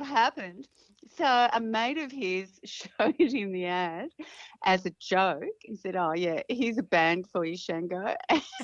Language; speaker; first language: English; native; English